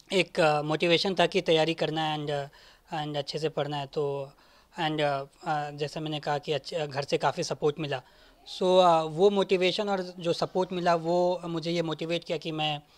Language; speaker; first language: Hindi; native; Hindi